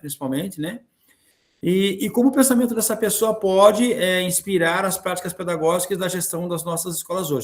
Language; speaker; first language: Portuguese; native; Portuguese